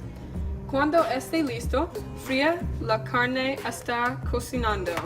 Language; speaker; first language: Spanish; non-native, learner; English